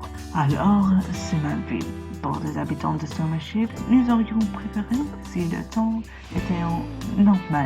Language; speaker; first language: French; non-native, learner; English